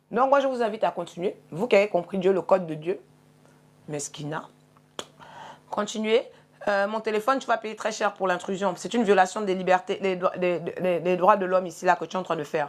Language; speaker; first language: French; native; French